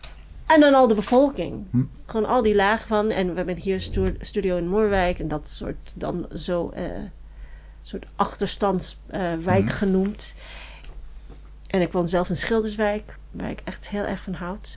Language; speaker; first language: Dutch; non-native, fluent; English